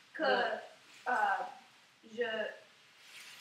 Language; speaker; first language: French; non-native, learner; English